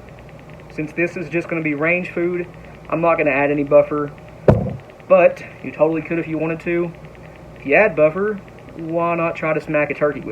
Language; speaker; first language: English; native; English